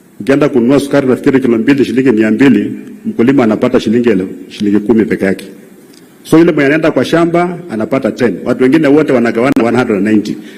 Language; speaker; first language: Swahili; non-native, local second language; Luyia